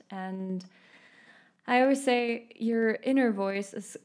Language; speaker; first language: English; non-native, fluent; German